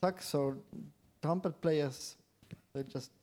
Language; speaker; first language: English; non-native, fluent; Estonian